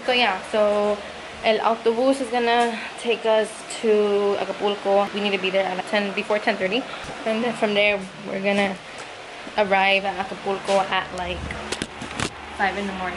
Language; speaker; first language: English; early bilingual, other home language; Spanish